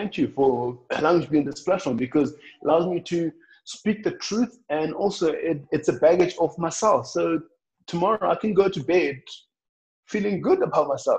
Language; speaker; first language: English; non-native, local second language; Northern Sotho